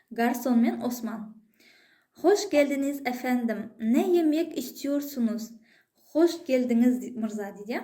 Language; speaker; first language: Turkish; non-native, fluent; Kazakh